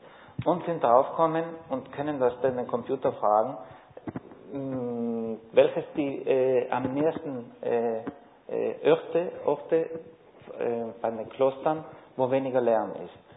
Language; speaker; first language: German; non-native, fluent; Spanish